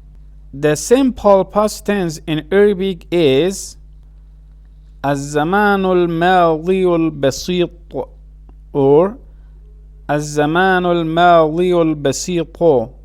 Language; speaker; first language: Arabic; non-native, learner; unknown